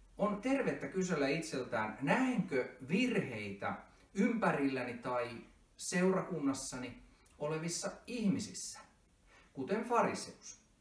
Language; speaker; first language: Finnish; native; Finnish